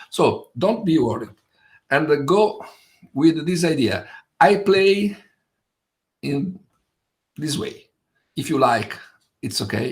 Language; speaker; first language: English; non-native, fluent; Italian